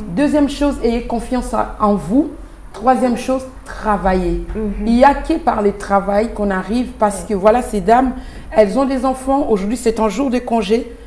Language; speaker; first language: French; non-native, local second language; Lingala